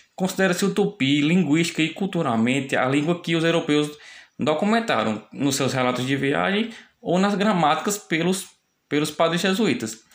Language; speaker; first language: Portuguese; native; Portuguese